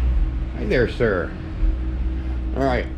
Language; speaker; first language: English; native; English